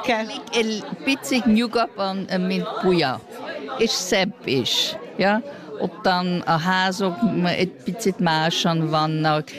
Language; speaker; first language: Hungarian; early bilingual, heritage; Hungarian